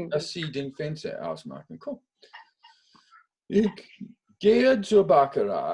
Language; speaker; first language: German; non-native, fluent; English